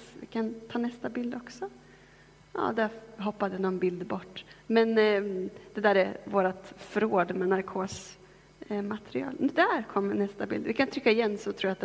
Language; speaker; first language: Swedish; native; Swedish